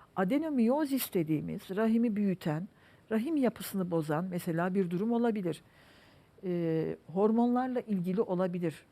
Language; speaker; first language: Turkish; native; Turkish